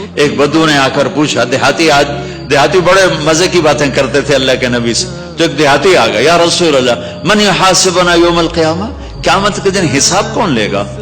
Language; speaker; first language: Urdu; non-native, local second language; Punjabi